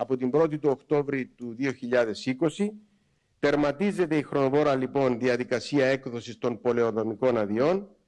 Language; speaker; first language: Greek; native; Greek